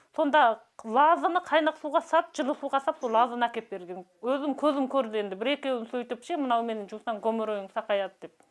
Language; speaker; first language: Kazakh; native; Kazakh